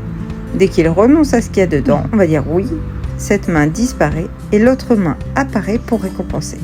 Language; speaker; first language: French; native; French